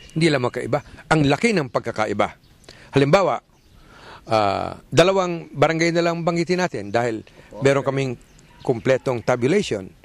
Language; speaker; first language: Filipino; native; Filipino